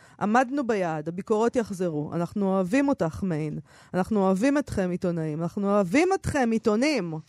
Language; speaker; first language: Hebrew; native; Hebrew